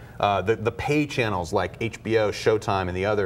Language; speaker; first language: English; native; English